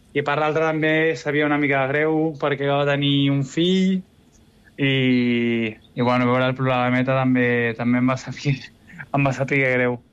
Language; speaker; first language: Catalan; native; Catalan